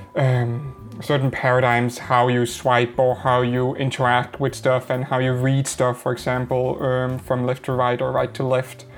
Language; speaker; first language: English; non-native, fluent; Danish